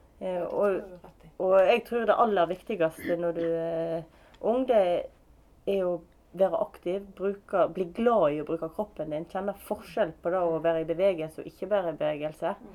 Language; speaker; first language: Norwegian; native; Norwegian